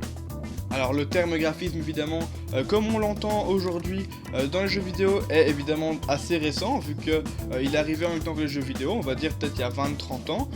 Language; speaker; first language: French; native; French